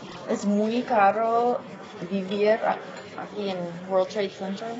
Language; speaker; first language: Spanish; non-native, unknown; English